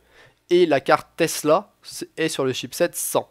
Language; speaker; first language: French; native; French